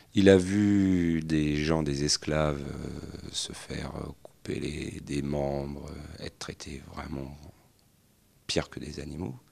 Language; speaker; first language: French; native; French